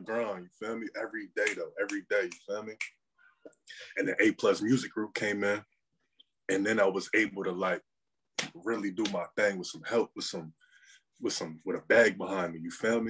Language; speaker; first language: English; native; English